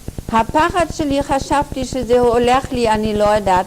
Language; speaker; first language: Hebrew; non-native, fluent; German